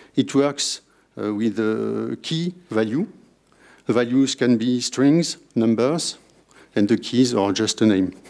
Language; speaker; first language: English; non-native, fluent; French